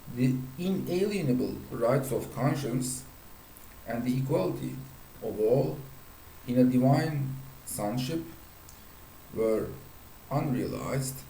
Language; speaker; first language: English; non-native, fluent; Turkish